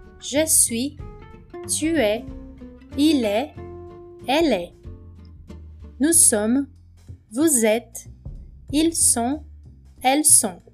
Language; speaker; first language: French; non-native, fluent; Portuguese